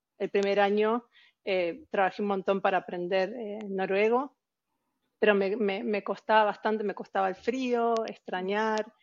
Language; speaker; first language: Spanish; native; Spanish